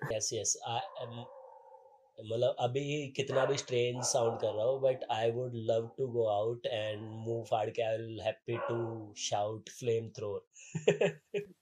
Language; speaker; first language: Hindi; native; Hindi